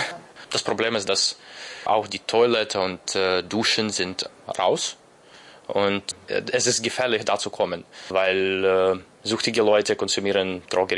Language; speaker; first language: German; non-native, learner; Ukrainian